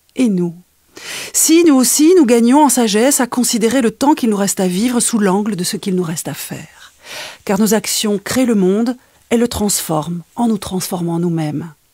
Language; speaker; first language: French; native; French